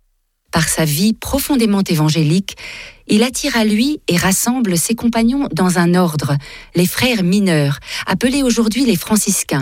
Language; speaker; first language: French; native; French